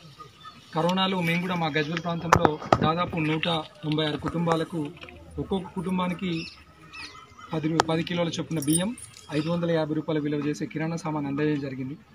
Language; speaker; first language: Telugu; native; Telugu